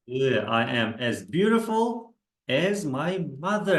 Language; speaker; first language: English; non-native, fluent; Kazakh